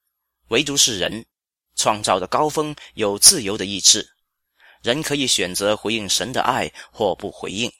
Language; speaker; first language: Chinese; native; Chinese